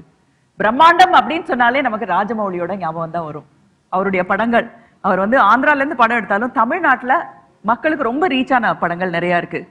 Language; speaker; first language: Tamil; native; Tamil